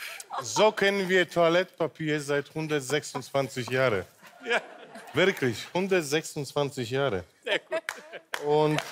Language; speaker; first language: German; non-native, local second language; Polish